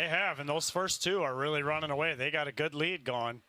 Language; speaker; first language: English; native; English